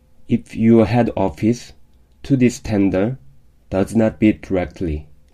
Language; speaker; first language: English; non-native, fluent; Korean